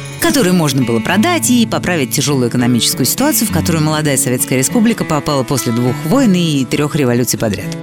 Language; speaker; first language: Russian; native; Russian